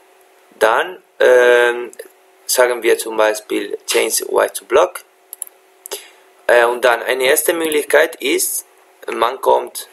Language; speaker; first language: German; non-native, fluent; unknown